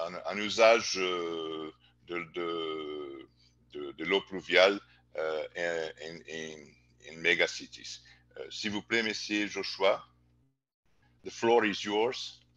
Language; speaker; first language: French; non-native, fluent; Portuguese